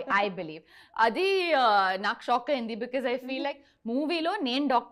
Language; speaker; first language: Telugu; non-native, learner; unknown